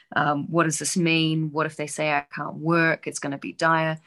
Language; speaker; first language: English; native; English